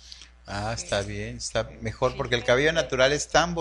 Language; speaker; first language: Spanish; native; Spanish